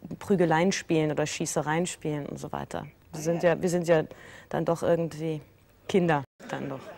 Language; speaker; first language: German; early bilingual, other home language; Persian